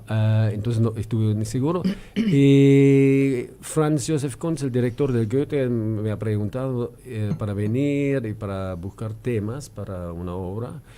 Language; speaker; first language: Spanish; non-native, fluent; German